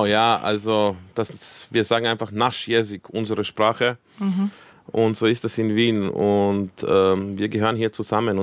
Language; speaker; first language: German; early bilingual, other home language; Croatian